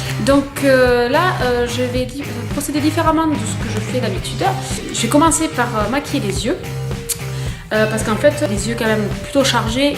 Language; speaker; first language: French; native; French